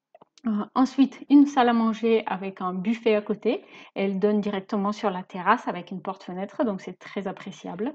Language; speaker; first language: French; native; French